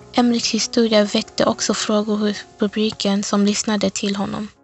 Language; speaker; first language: Swedish; early bilingual, other home language; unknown